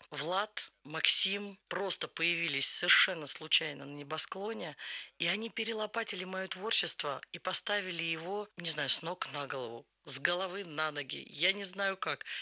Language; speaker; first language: Russian; native; Russian